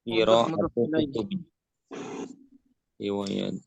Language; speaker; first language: Arabic; non-native, learner; Indonesian